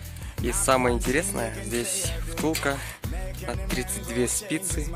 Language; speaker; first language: Russian; non-native, local second language; Kazakh